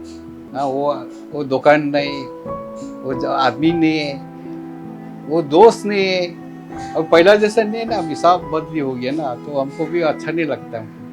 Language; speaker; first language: Hindi; non-native, local second language; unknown